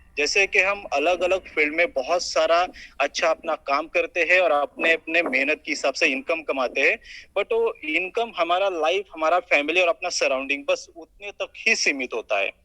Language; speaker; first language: Hindi; non-native, local second language; Marathi